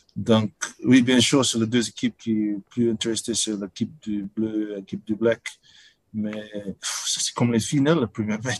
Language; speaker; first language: French; non-native, learner; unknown